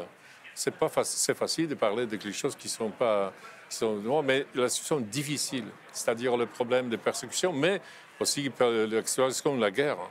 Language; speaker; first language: French; non-native, fluent; Polish